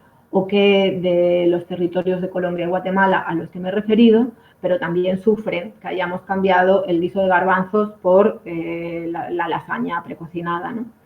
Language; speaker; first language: Spanish; native; Spanish